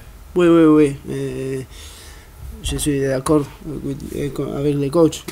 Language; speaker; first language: French; non-native, learner; Spanish